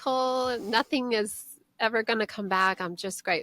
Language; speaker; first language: English; native; English